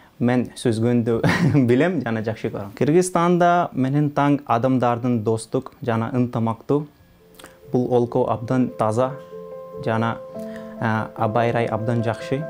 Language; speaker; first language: Kyrgyz; non-native, learner; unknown